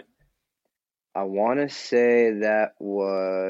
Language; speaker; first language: English; native; English